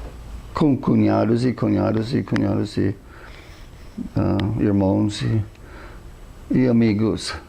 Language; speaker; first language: Portuguese; non-native, fluent; English